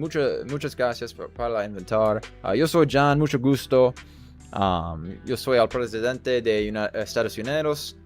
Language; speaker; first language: Spanish; non-native, learner; English